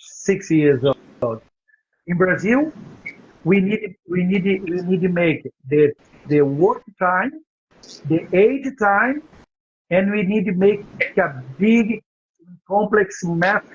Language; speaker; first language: English; non-native, learner; Portuguese